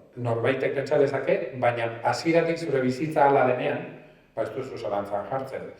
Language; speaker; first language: Basque; non-native, local second language; Spanish